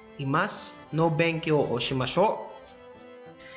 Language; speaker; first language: Japanese; non-native, fluent; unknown